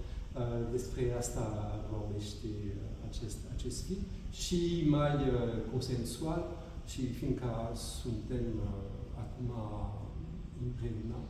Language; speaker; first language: Romanian; non-native, fluent; French